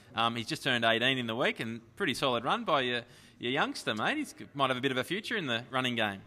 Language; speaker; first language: English; native; English